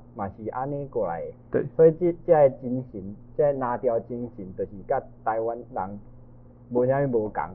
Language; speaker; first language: Chinese; non-native, local second language; Min Nan Chinese